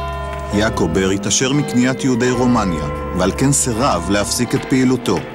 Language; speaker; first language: Hebrew; native; Hebrew